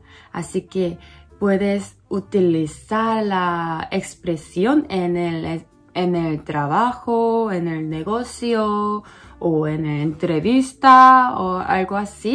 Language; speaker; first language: Spanish; non-native, learner; Korean